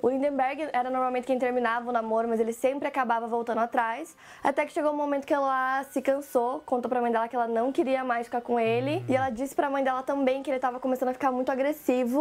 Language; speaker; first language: Portuguese; native; Portuguese